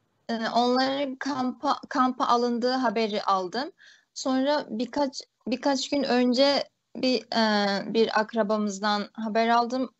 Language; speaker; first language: Turkish; early bilingual, other home language; Uyghur